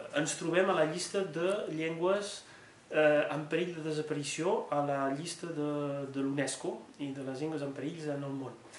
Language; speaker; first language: Catalan; non-native, local second language; French